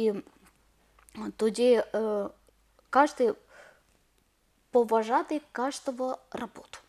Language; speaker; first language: Ukrainian; non-native, learner; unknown